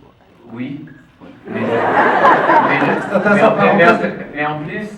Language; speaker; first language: French; non-native, fluent; English